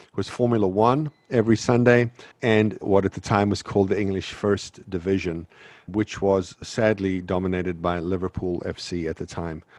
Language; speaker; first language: English; native; English